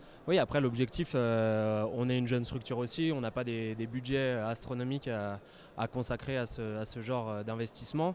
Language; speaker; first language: French; native; French